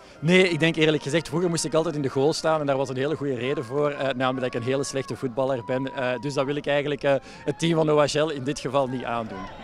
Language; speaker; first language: Dutch; native; Dutch